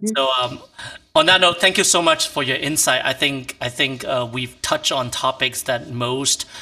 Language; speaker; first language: English; non-native, local second language; Cantonese